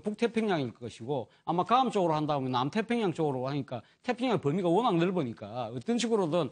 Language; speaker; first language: Korean; native; Korean